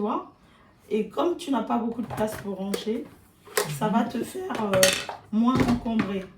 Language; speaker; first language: French; native; French